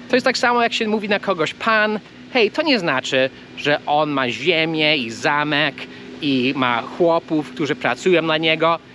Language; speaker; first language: Polish; non-native, fluent; English